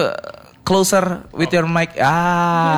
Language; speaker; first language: English; non-native, learner; Indonesian